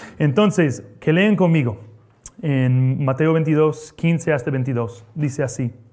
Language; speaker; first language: Spanish; non-native, fluent; English